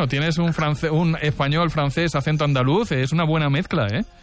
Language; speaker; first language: Spanish; native; Spanish